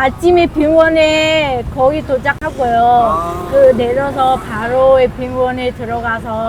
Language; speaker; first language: Korean; non-native, learner; Vietnamese